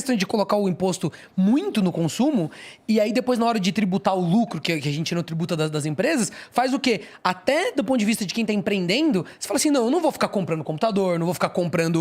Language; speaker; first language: Portuguese; native; Portuguese